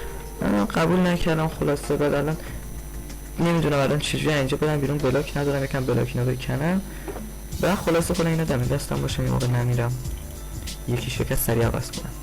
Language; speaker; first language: Persian; native; Persian